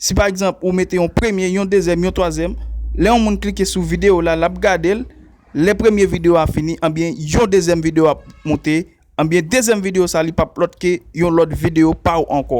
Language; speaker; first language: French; non-native, learner; Haitian Creole